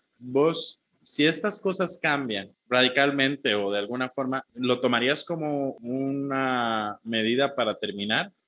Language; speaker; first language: Spanish; native; Spanish